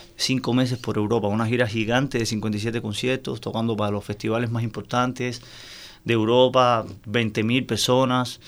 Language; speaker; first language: Spanish; native; Spanish